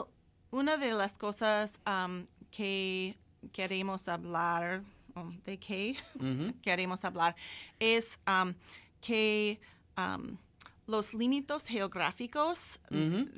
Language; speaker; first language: Spanish; non-native, fluent; English